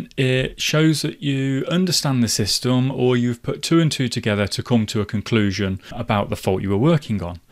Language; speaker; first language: English; native; English